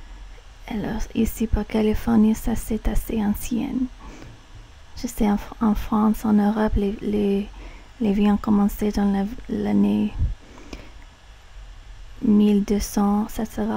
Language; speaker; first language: French; non-native, learner; English